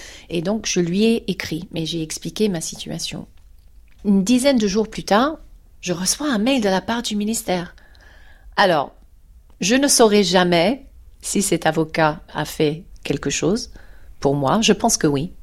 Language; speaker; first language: French; non-native, fluent; English